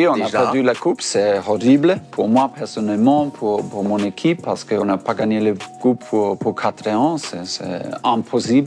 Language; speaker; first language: French; non-native, fluent; German